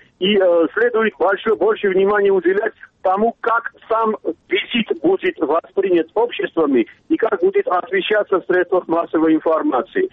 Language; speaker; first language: Russian; non-native, local second language; Armenian